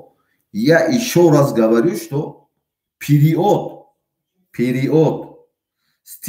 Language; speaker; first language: Russian; non-native, fluent; Tajik